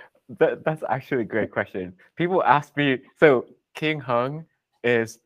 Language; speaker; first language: English; non-native, local second language; Cantonese